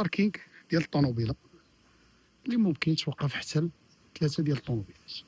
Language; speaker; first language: Arabic; native; Arabic